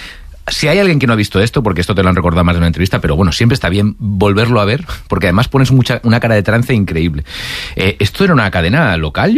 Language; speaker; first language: Spanish; native; Spanish